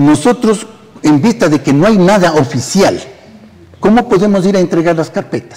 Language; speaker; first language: Spanish; native; Spanish